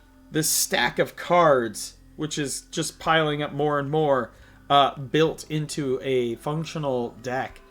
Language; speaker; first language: English; native; English